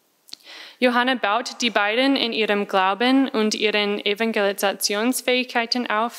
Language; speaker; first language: German; non-native, fluent; English